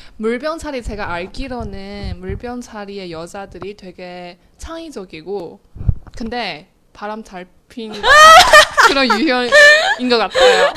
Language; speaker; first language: Korean; non-native, fluent; Chinese